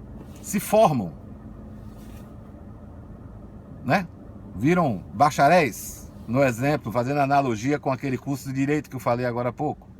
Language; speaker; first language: Portuguese; native; Portuguese